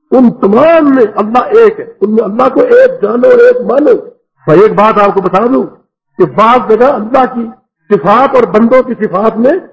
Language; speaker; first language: Urdu; native; Urdu